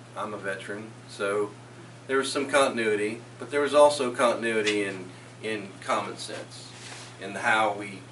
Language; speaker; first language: English; native; English